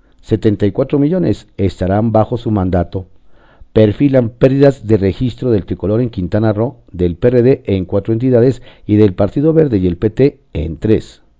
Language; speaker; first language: Spanish; native; Spanish